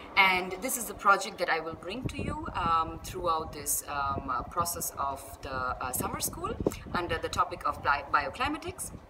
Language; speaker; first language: English; non-native, fluent; Bangla